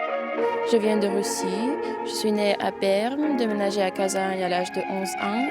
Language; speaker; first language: French; non-native, fluent; Russian